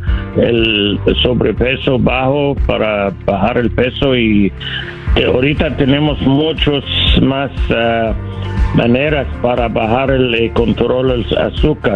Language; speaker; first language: Spanish; non-native, learner; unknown